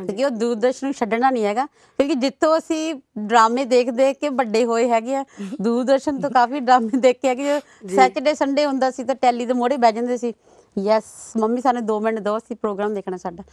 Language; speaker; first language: Punjabi; native; Punjabi